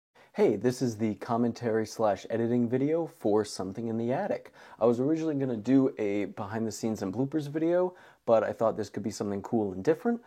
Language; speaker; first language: English; native; English